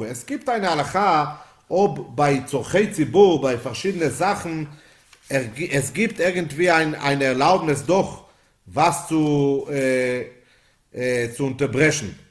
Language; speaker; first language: German; non-native, fluent; Yiddish